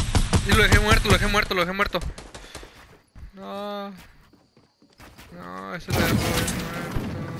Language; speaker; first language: Spanish; native; Spanish